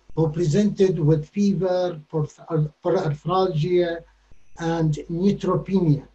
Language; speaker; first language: English; non-native, fluent; Arabic